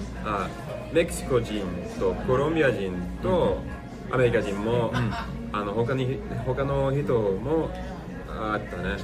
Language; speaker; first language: Japanese; non-native, learner; English